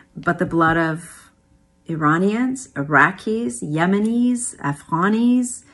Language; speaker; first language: English; early bilingual, other home language; Persian